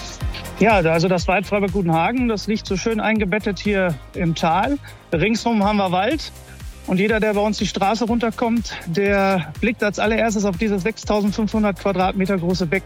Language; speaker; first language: German; native; German